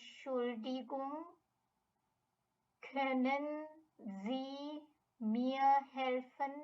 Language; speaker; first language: German; non-native, fluent; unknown